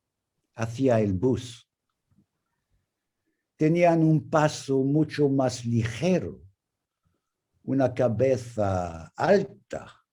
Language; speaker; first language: Spanish; non-native, fluent; English